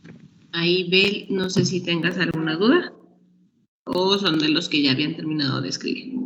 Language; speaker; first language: Spanish; native; Spanish